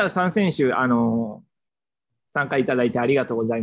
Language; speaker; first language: Japanese; native; Japanese